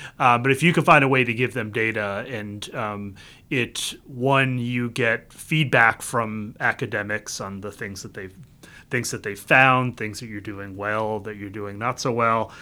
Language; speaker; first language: English; early bilingual, other home language; Vietnamese